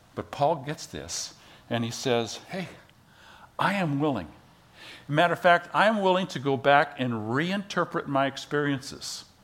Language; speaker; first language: English; native; English